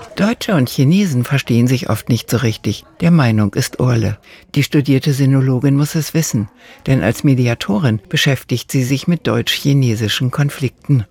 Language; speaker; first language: German; native; German